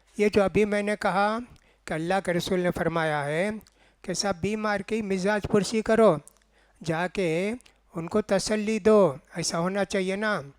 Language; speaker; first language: Urdu; native; Urdu